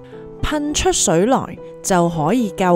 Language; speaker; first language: Chinese; non-native, local second language; Cantonese